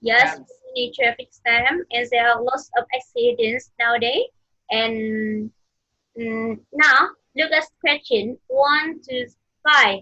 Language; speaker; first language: English; non-native, fluent; Vietnamese